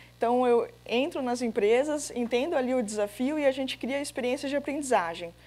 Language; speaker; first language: Portuguese; native; Portuguese